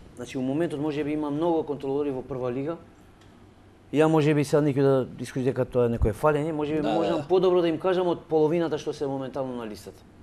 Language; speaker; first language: Macedonian; non-native, local second language; Albanian